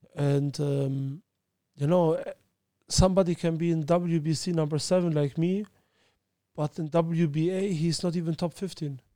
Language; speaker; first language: English; early bilingual, other home language; Albanian